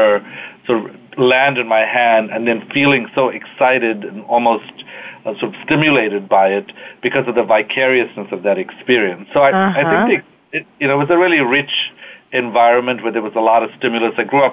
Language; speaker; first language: English; native; English